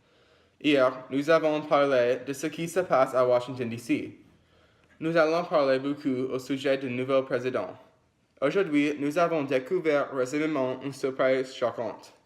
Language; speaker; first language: French; non-native, learner; English